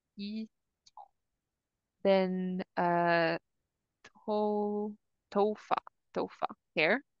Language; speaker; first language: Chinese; non-native, learner; English